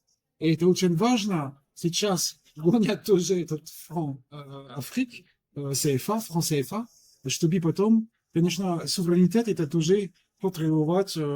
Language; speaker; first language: Russian; non-native, learner; French